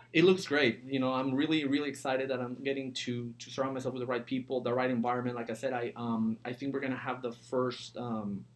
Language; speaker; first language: English; early bilingual, other home language; Spanish